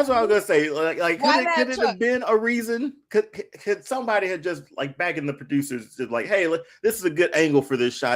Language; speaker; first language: English; native; English